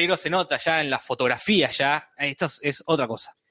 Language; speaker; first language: Spanish; native; Spanish